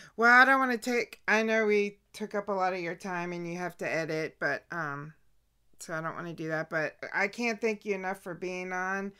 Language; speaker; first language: English; native; English